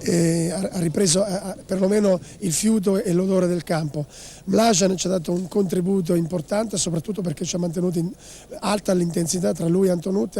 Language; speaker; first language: Italian; native; Italian